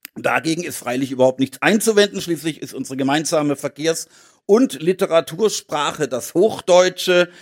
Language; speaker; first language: German; native; German